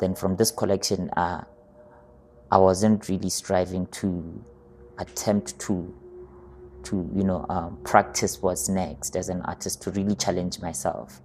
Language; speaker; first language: English; non-native, local second language; Northern Sotho